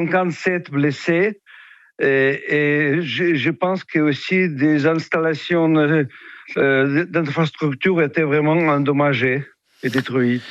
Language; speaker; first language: French; non-native, fluent; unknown